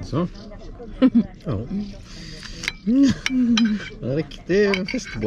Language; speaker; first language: Swedish; native; Swedish